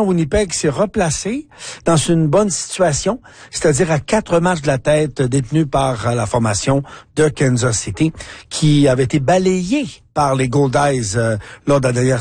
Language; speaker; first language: French; native; French